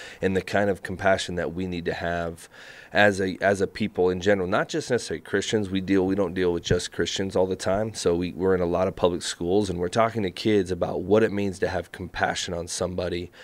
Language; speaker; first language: English; native; English